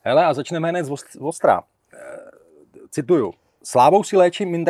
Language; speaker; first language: Czech; native; Czech